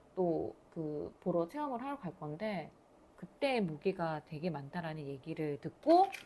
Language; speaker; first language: Korean; native; Korean